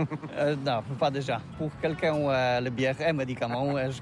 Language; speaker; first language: French; non-native, fluent; Polish